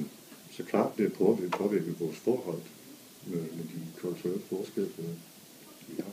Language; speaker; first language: Danish; non-native, fluent; English